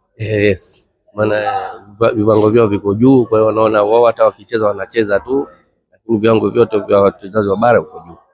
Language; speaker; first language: Swahili; native; Swahili